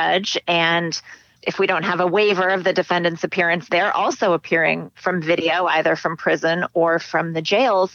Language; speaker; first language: English; native; English